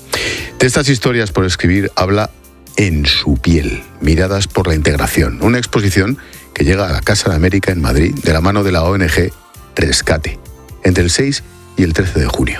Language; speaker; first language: Spanish; native; Spanish